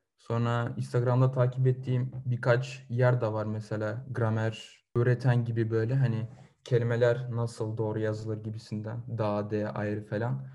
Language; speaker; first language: Turkish; early bilingual, other home language; Russian